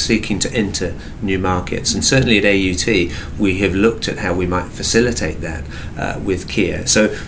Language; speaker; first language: English; native; English